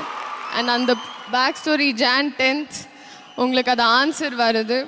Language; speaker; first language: Tamil; non-native, learner; Telugu